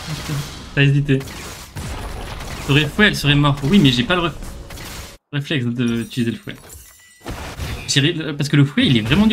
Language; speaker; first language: French; native; French